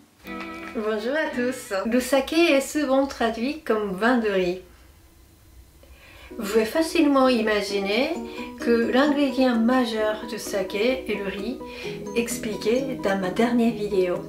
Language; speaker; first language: French; non-native, fluent; Japanese